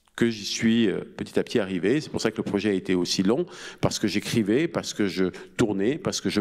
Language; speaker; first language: French; native; French